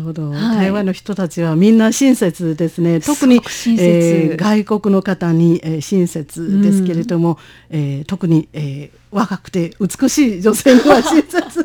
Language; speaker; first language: Japanese; non-native, fluent; Chinese